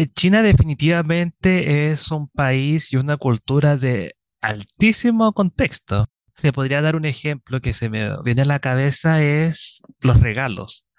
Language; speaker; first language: Spanish; early bilingual, other home language; Chinese